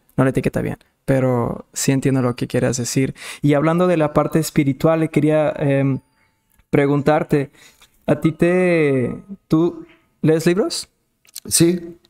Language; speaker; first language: Spanish; non-native, fluent; Serbian